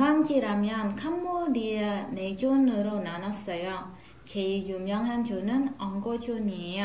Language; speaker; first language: Korean; non-native, fluent; Khmer